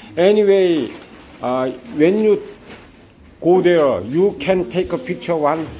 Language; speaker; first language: English; non-native, learner; Korean